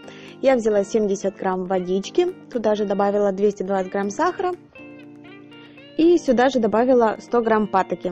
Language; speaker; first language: Russian; native; Russian